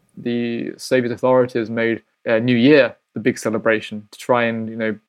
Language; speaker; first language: English; native; English